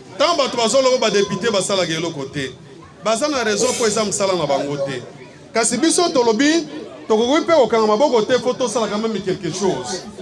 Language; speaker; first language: Lingala; native; Lingala